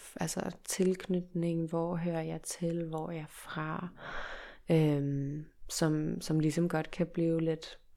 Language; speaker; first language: Danish; early bilingual, heritage; Danish